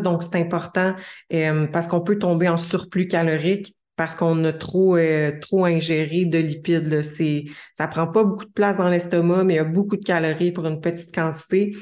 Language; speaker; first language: French; native; French